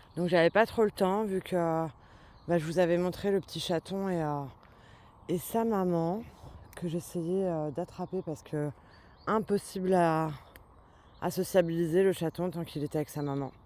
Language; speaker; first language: French; native; French